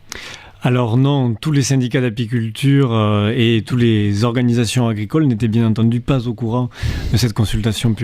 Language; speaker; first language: French; native; French